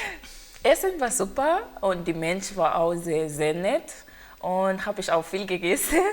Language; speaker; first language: German; non-native, learner; Haitian Creole